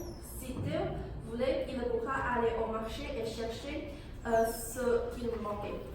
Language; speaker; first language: French; non-native, learner; Chinese